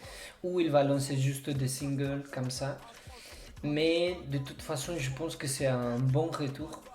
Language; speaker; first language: French; non-native, fluent; Spanish